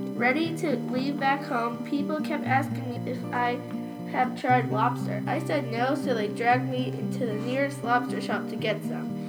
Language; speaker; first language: English; non-native, fluent; Turkish